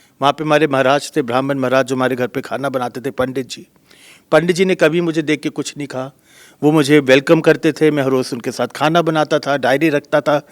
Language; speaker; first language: Hindi; native; Hindi